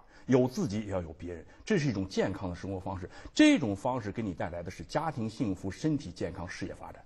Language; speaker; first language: Chinese; native; Chinese